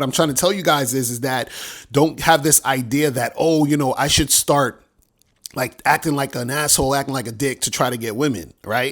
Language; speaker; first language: English; native; English